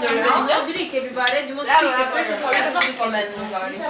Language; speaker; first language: Norwegian; non-native, learner; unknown